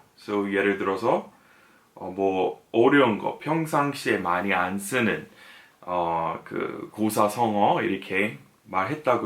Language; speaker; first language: Korean; non-native, fluent; English